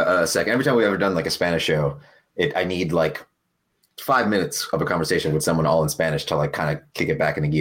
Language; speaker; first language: English; early bilingual, other home language; Spanish